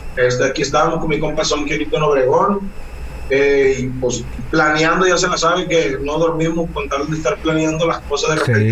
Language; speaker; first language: Spanish; native; Spanish